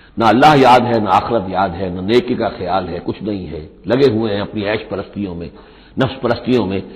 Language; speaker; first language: Urdu; native; Urdu